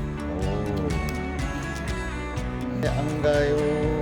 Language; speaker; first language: Korean; native; Korean